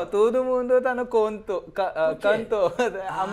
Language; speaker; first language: Portuguese; non-native, learner; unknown